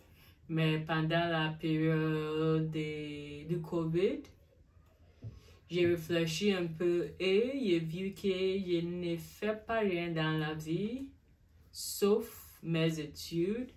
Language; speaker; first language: French; non-native, learner; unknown